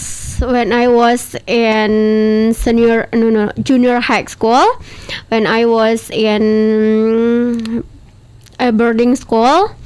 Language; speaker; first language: English; non-native, learner; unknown